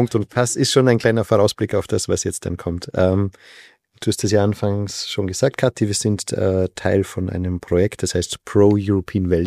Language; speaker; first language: German; native; German